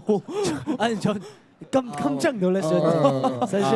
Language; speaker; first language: Korean; non-native, fluent; Cantonese